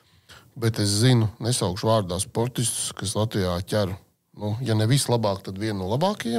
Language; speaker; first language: Latvian; native; Latvian